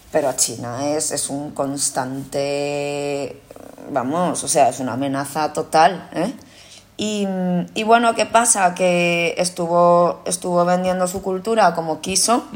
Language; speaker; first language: Spanish; early bilingual, other home language; Korean